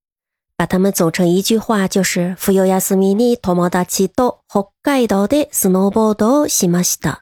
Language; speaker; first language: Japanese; non-native, fluent; Chinese